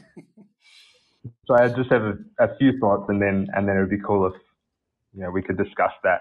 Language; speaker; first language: English; native; English